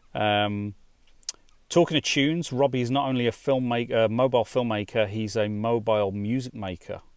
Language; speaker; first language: English; native; English